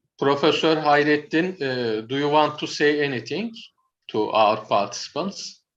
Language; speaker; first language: English; non-native, learner; Turkish